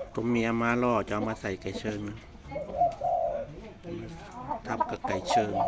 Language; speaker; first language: Thai; native; Thai